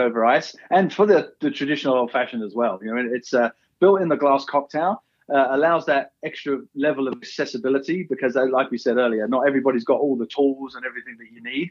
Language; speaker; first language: English; native; English